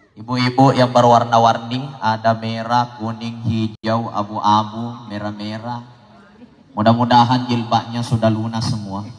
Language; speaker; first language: Indonesian; non-native, local second language; Buginese